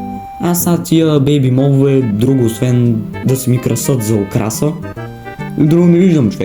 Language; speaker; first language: Bulgarian; native; Bulgarian